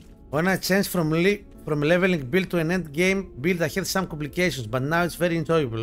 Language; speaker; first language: English; non-native, fluent; Greek